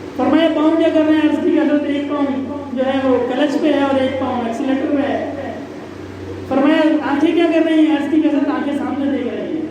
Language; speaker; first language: Urdu; non-native, local second language; Punjabi